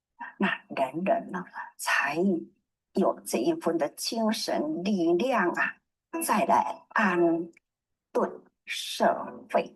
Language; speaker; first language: Chinese; native; Chinese